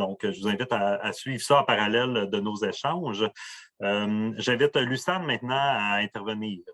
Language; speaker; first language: French; native; French